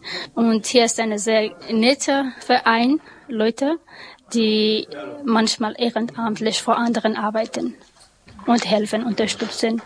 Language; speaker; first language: German; non-native, learner; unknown